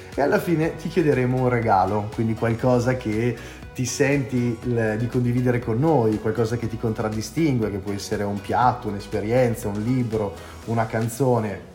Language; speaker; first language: Italian; native; Italian